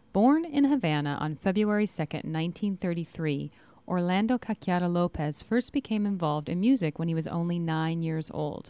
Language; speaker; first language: English; native; English